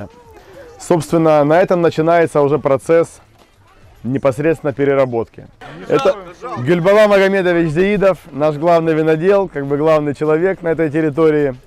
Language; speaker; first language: Russian; native; Russian